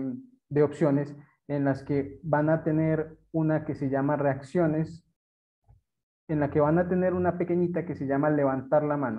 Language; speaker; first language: Spanish; native; Spanish